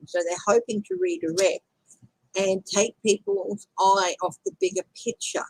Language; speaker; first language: English; native; English